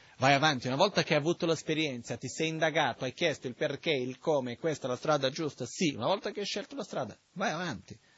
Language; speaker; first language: Italian; non-native, fluent; Portuguese